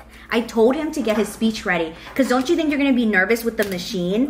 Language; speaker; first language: English; early bilingual, other home language; Vietnamese